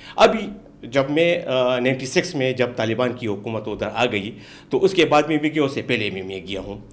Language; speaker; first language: Urdu; non-native, local second language; Pashto